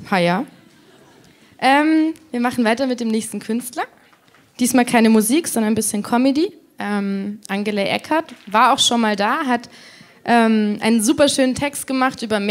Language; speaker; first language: German; native; German